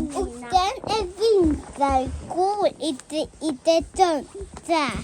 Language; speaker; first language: Swedish; early bilingual, other home language; Mongolian